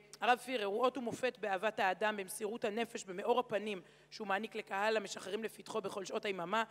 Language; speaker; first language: Hebrew; native; Hebrew